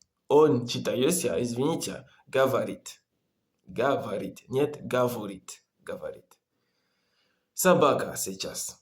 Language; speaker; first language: Russian; non-native, learner; Comorian